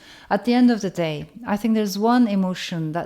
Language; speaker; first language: English; non-native, fluent; Turkish